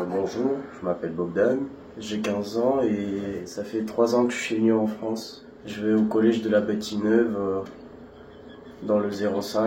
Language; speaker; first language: French; early bilingual, other home language; Russian